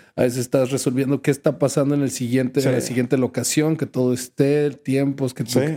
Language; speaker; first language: Spanish; native; Spanish